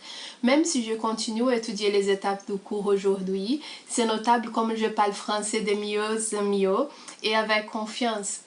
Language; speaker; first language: French; non-native, learner; Portuguese